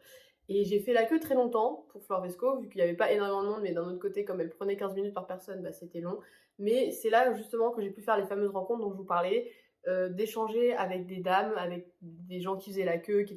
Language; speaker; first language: French; native; French